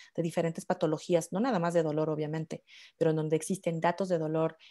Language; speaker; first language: Spanish; native; Spanish